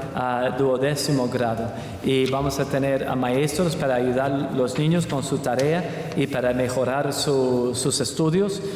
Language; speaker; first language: Spanish; non-native, learner; English